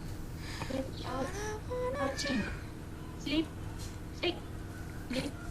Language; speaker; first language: English; non-native, learner; Vietnamese